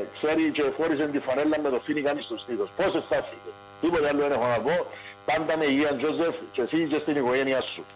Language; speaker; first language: Greek; native; Greek